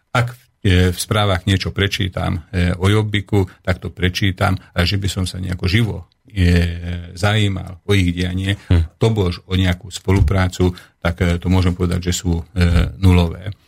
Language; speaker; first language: Slovak; non-native, local second language; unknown